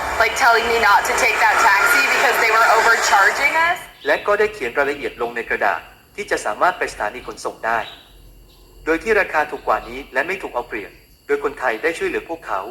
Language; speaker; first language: Thai; native; Thai